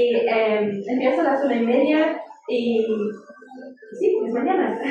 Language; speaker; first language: Spanish; early bilingual, heritage; English